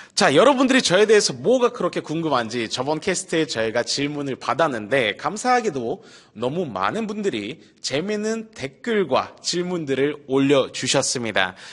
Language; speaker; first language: Korean; early bilingual, heritage; Russian